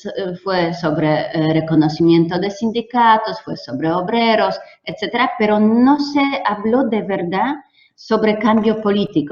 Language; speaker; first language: Spanish; non-native, fluent; Polish